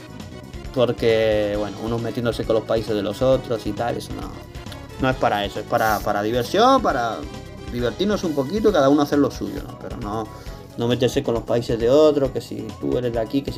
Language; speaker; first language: Spanish; native; Spanish